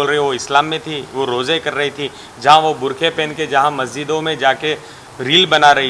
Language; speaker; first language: Hindi; native; Hindi